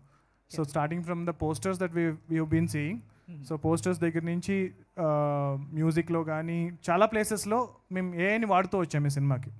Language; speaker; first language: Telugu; native; Telugu